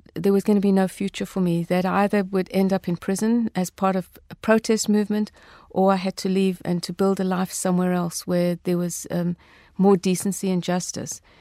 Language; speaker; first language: English; native; English